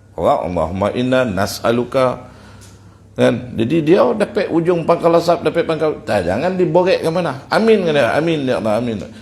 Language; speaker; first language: Malay; native; Malay